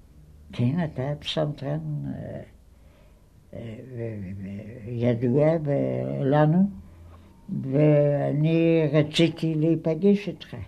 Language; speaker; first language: Hebrew; non-native, fluent; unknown